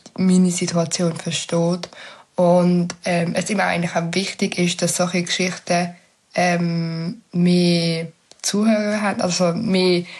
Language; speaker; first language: German; early bilingual, other home language; Tigrinya